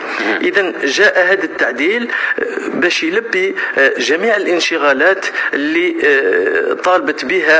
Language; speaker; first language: Arabic; native; Arabic